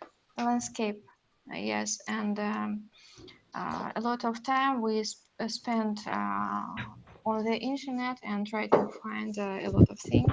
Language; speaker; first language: English; non-native, learner; Russian